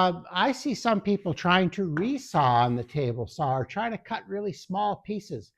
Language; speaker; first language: English; native; English